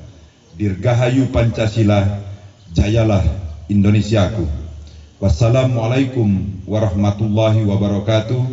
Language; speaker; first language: Indonesian; native; Indonesian